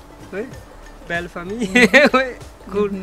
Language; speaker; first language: French; non-native, learner; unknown